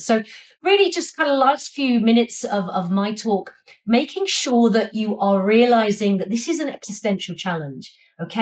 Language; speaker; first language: English; native; English